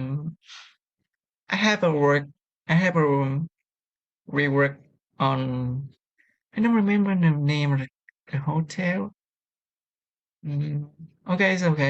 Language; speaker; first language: English; non-native, learner; Vietnamese